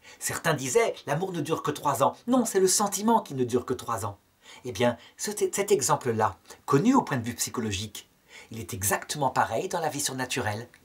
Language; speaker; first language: French; native; French